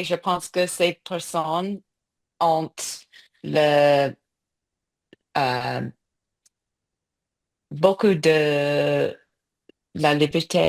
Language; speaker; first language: French; non-native, learner; English